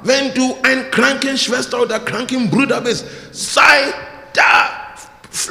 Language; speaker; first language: German; non-native, learner; English